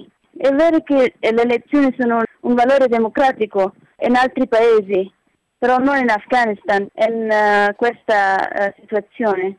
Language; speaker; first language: Italian; non-native, fluent; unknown